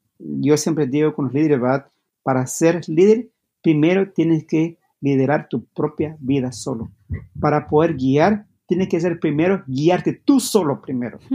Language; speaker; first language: Spanish; non-native, local second language; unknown